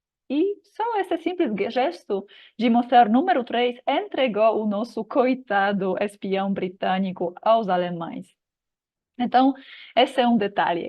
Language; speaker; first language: Portuguese; non-native, fluent; Polish